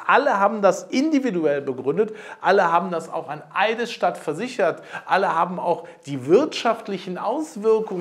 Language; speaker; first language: German; native; German